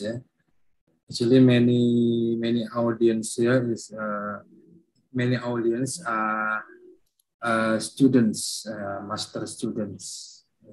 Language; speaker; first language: English; non-native, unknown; Javanese